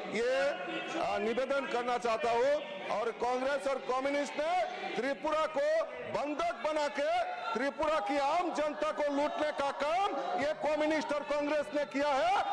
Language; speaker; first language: Hindi; non-native, local second language; Bangla